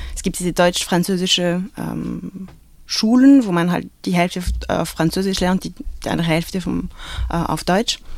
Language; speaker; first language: German; early bilingual, heritage; French